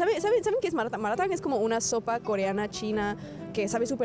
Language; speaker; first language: Spanish; non-native, local second language; Korean